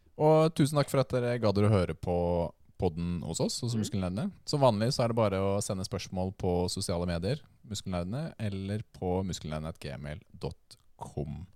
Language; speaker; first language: Norwegian; native; Norwegian